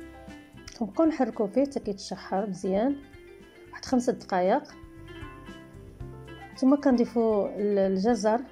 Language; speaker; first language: Arabic; native; Arabic